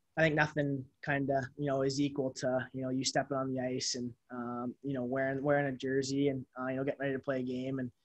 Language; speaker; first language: English; native; English